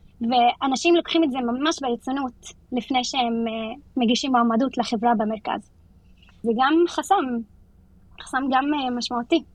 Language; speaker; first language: Hebrew; non-native, local second language; Arabic